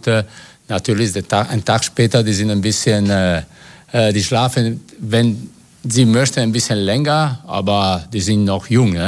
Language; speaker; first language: German; non-native, fluent; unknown